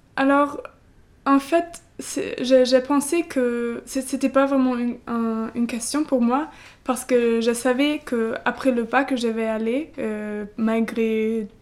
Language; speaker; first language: French; non-native, fluent; German